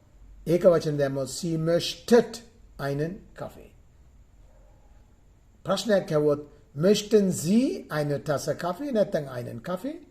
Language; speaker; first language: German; non-native, fluent; Sinhala